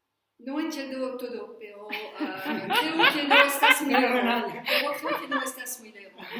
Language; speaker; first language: Spanish; non-native, learner; French